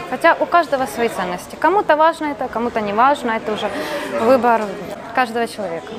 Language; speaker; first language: Russian; native; Russian